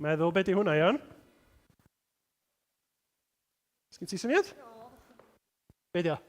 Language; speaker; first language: Welsh; native; Welsh